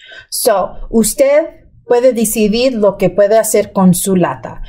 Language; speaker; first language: Spanish; early bilingual, heritage; Spanish